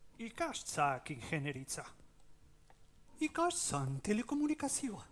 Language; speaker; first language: Basque; native; Basque